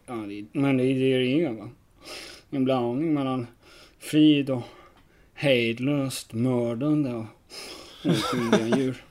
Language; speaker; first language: Swedish; native; Swedish